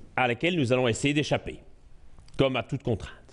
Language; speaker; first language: French; native; French